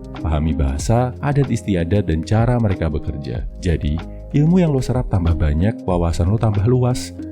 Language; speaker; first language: Indonesian; native; Indonesian